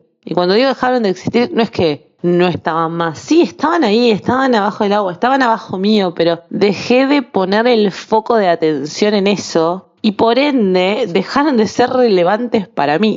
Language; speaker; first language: Spanish; native; Spanish